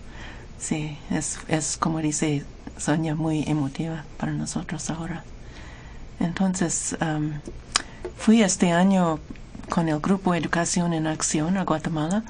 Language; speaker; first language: Spanish; non-native, fluent; English